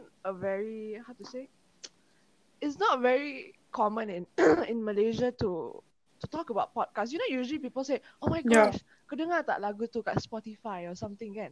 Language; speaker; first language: English; non-native, local second language; Malay